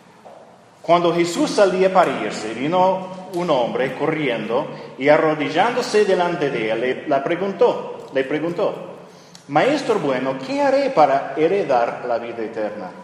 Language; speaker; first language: Spanish; non-native, fluent; English